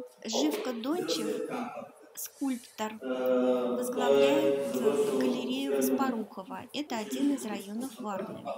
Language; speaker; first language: Russian; native; Russian